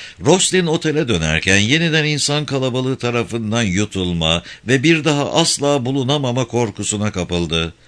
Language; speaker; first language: Turkish; native; Turkish